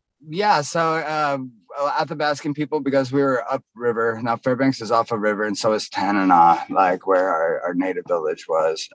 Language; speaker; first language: English; native; English